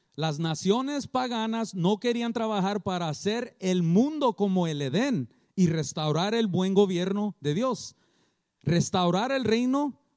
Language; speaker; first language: Spanish; early bilingual, heritage; Spanish